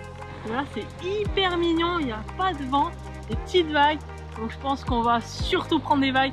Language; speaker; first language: French; native; French